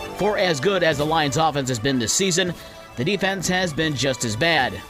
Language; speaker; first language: English; native; English